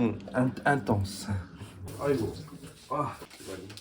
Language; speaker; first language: Korean; non-native, learner; French